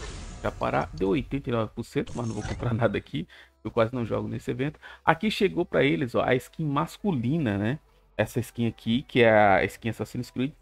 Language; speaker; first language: Portuguese; native; Portuguese